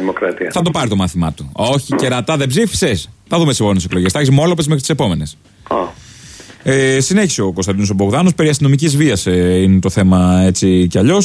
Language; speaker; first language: Greek; native; Greek